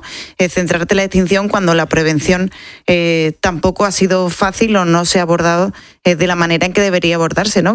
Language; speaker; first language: Spanish; native; Spanish